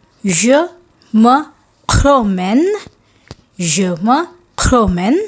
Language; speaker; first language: French; non-native, fluent; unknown